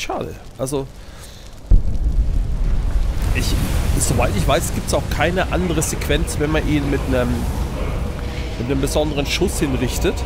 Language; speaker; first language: German; native; German